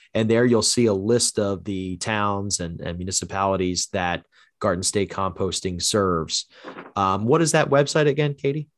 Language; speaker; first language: English; native; English